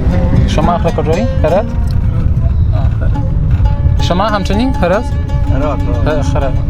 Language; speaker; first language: Persian; non-native, learner; Polish